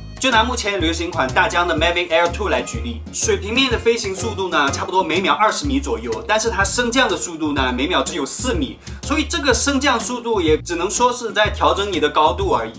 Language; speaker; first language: Chinese; native; Chinese